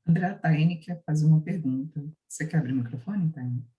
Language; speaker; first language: Portuguese; native; Portuguese